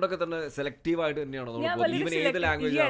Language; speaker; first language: Malayalam; native; Malayalam